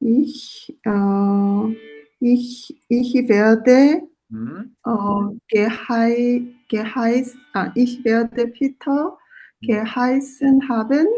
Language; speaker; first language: German; non-native, learner; Korean